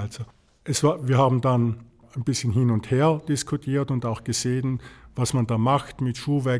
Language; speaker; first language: German; native; German